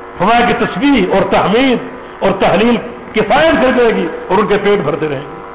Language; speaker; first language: Urdu; native; Urdu